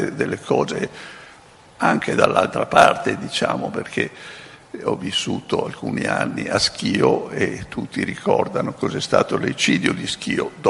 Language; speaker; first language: Italian; native; Italian